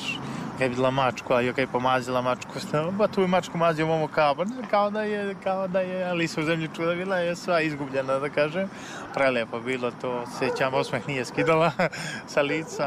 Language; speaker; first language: Serbian; native; Serbian